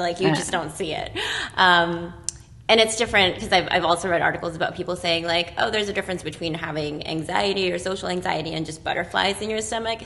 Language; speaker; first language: English; non-native, local second language; Filipino